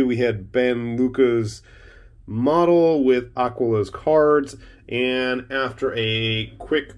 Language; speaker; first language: English; native; English